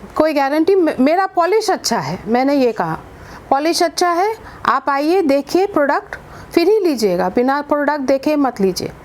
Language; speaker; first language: Hindi; native; Hindi